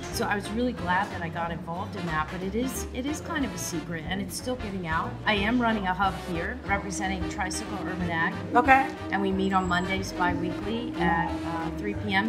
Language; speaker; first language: English; native; English